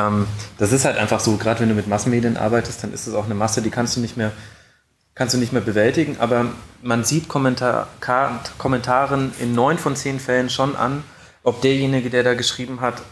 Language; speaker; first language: German; native; German